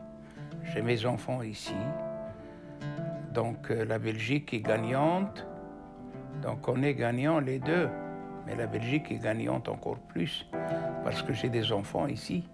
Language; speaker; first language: French; non-native, local second language; Arabic